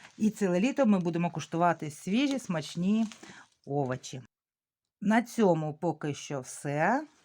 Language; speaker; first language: Ukrainian; native; Ukrainian